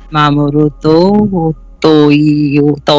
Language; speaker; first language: Japanese; non-native, learner; Hindi